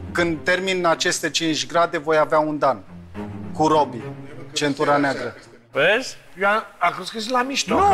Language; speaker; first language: Romanian; native; Romanian